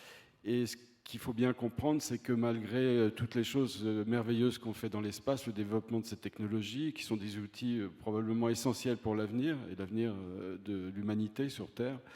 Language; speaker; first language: French; native; French